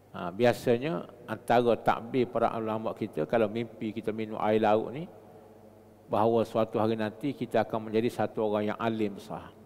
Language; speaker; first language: Malay; native; Malay